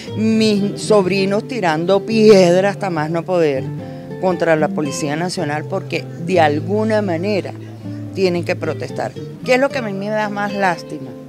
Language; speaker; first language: Spanish; native; Spanish